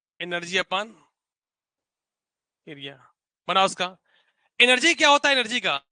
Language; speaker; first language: Hindi; native; Hindi